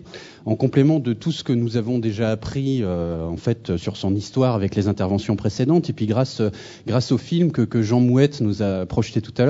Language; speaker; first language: French; native; French